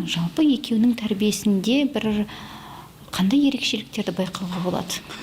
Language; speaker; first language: Kazakh; native; Kazakh